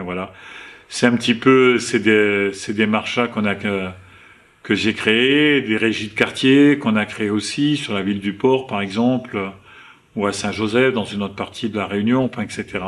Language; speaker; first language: French; native; French